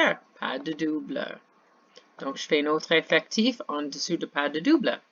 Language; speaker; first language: French; non-native, fluent; English